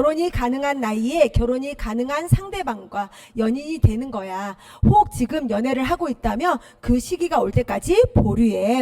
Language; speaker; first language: Korean; native; Korean